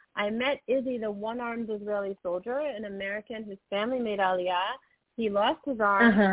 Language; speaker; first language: English; native; English